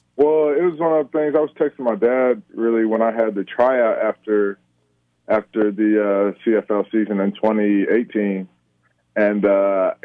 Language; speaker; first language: English; native; English